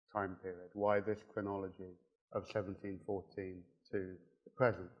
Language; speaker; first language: English; native; English